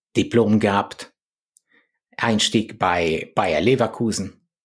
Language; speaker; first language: German; early bilingual, other home language; Polish